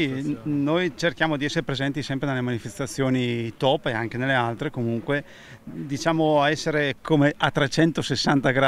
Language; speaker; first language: Italian; native; Italian